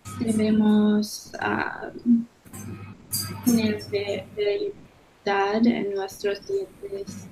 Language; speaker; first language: Spanish; non-native, learner; English